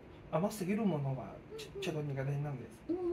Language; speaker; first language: Japanese; non-native, learner; Chinese